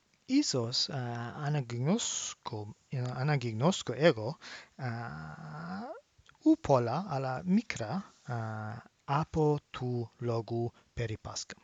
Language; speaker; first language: Greek; non-native, learner; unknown